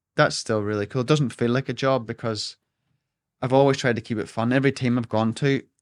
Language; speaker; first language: English; native; English